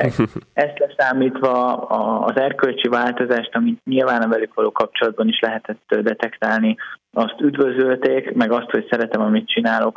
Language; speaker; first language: Hungarian; native; Hungarian